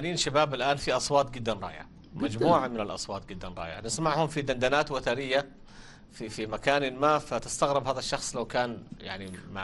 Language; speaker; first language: Arabic; non-native, local second language; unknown